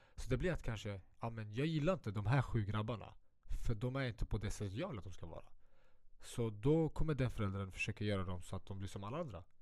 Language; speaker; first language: Swedish; early bilingual, other home language; Central Kurdish